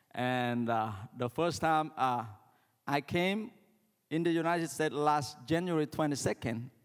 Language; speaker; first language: English; non-native, learner; Khmer